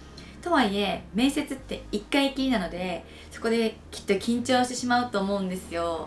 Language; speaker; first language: Japanese; native; Japanese